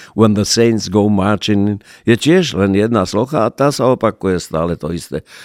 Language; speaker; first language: Slovak; native; Slovak